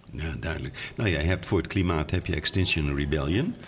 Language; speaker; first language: Dutch; native; Dutch